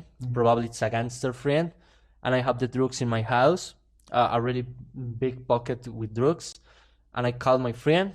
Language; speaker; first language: English; non-native, learner; Spanish